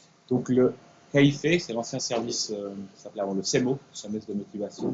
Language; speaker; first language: French; native; French